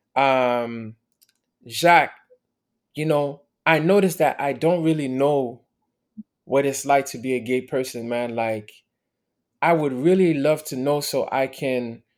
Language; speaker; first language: English; native; English